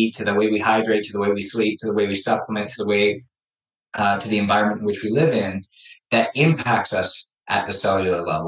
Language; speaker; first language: English; native; English